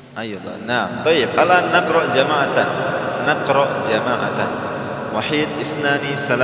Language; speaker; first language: Arabic; non-native, fluent; Indonesian